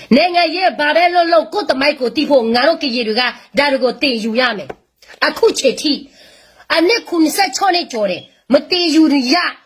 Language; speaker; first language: Burmese; non-native, local second language; S'gaw Karen